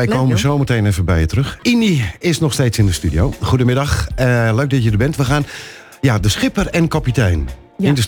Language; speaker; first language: Dutch; native; Dutch